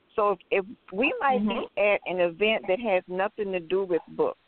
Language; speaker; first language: English; native; English